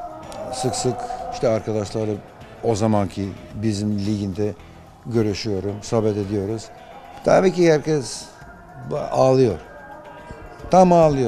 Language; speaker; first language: Turkish; non-native, fluent; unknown